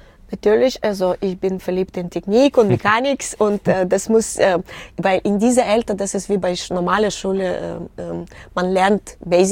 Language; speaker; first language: German; non-native, learner; Russian